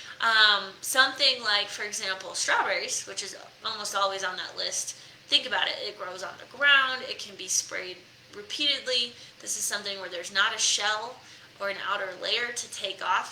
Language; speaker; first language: English; native; English